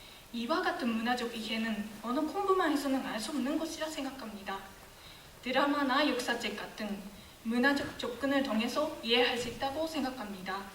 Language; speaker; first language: Korean; non-native, fluent; Japanese